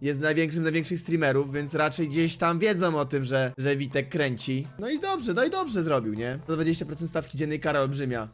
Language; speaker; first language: Polish; native; Polish